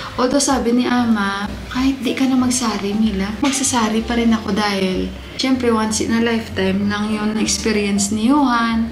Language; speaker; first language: Filipino; native; Filipino